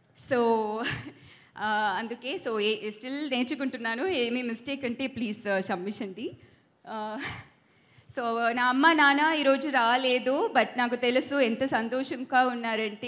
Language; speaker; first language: Telugu; non-native, learner; Tamil